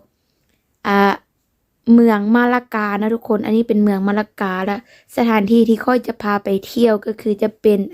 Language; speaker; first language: Thai; non-native, local second language; Lao